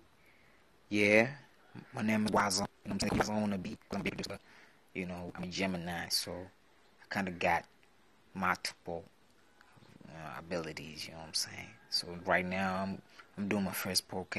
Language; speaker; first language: English; non-native, local second language; Swahili